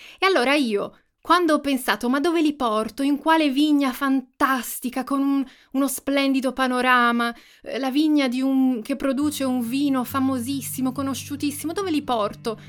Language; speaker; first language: Italian; native; Italian